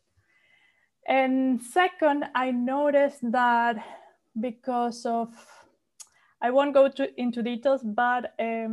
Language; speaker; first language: English; non-native, fluent; Spanish